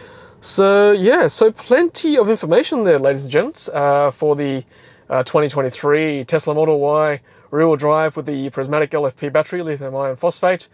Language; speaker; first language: English; native; English